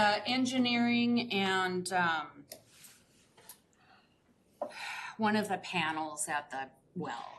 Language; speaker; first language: English; native; English